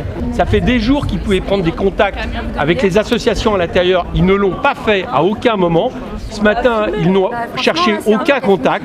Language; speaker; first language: French; native; French